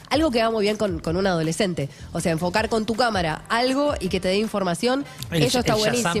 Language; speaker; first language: Spanish; native; Spanish